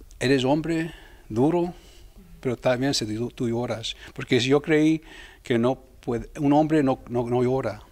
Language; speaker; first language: Spanish; early bilingual, heritage; Spanish